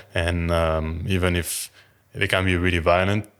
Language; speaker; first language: English; non-native, fluent; French